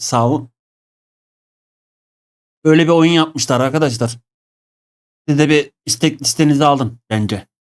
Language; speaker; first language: Turkish; native; Turkish